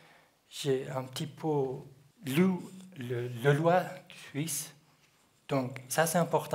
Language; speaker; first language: French; non-native, learner; Kurdish